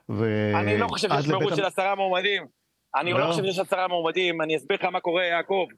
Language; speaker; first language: Hebrew; native; Hebrew